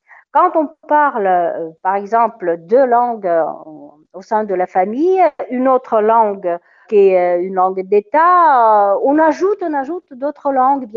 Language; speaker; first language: French; non-native, fluent; Russian